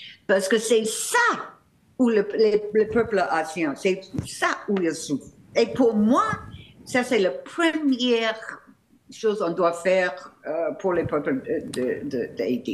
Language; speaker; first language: French; non-native, fluent; English